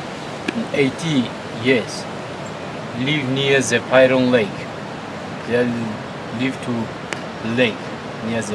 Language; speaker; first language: English; non-native, learner; Tajik